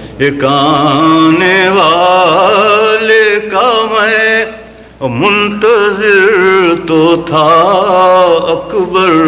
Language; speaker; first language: Urdu; native; Urdu